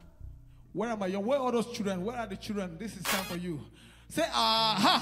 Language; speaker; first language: English; non-native, local second language; Igbo